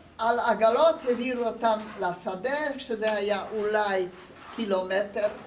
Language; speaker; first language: Hebrew; non-native, fluent; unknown